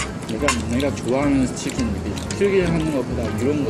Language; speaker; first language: Korean; non-native, learner; Chinese